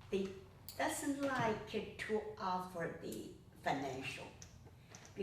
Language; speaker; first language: English; non-native, learner; Chinese